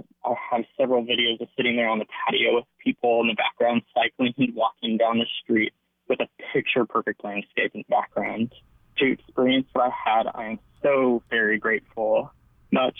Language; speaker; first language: English; native; English